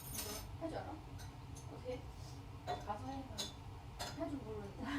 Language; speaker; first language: Korean; non-native, fluent; Chinese